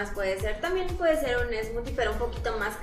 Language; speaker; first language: Spanish; native; Spanish